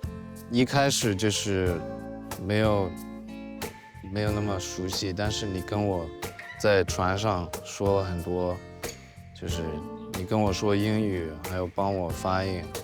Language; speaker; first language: Chinese; non-native, learner; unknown